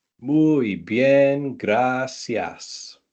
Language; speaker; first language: Spanish; non-native, learner; Welsh